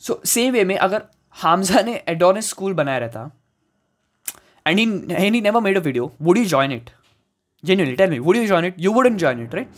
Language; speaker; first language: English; non-native, local second language; Hindi